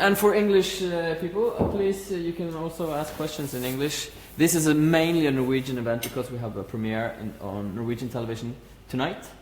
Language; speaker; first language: English; non-native, fluent; Norwegian